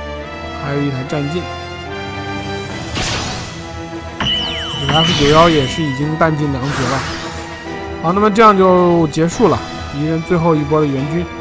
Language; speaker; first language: Chinese; native; Chinese